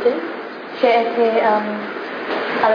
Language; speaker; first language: French; non-native, learner; English